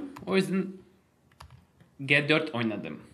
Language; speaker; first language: Turkish; non-native, fluent; Russian